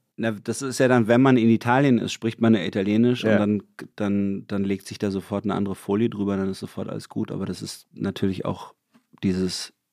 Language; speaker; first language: German; native; German